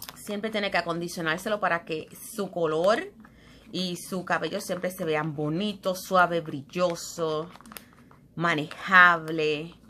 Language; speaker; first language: Spanish; native; Spanish